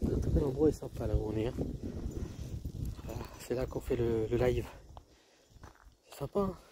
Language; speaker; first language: French; native; French